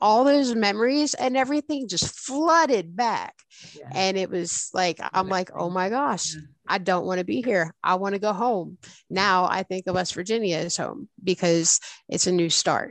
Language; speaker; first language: English; native; English